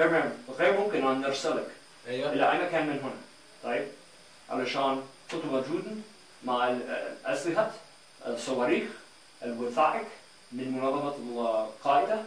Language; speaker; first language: Arabic; non-native, learner; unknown